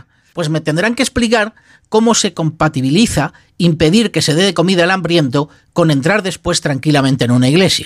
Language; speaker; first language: Spanish; native; Spanish